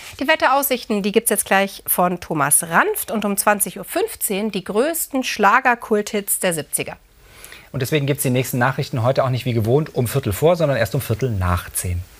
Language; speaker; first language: German; native; German